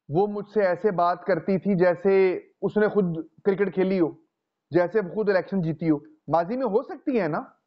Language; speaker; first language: Urdu; non-native, local second language; Punjabi